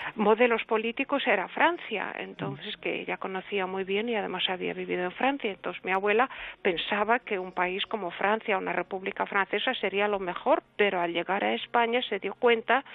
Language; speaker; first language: Spanish; early bilingual, other home language; Russian